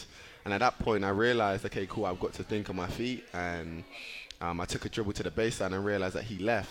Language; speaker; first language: English; native; English